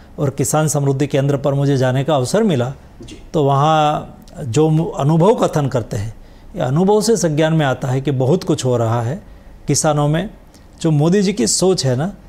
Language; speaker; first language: Hindi; non-native, local second language; Gujarati